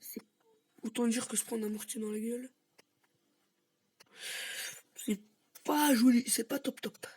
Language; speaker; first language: French; native; French